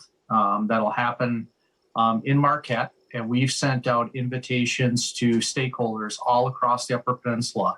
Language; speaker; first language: English; native; English